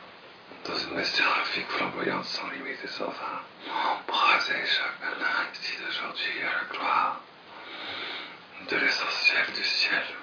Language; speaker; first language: French; native; French